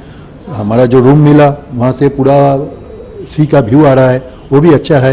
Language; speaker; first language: Hindi; non-native, local second language; Bangla